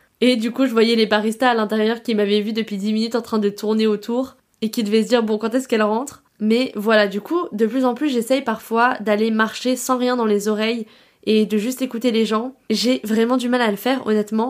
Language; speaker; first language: French; native; French